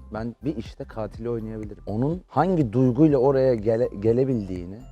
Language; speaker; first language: Turkish; native; Turkish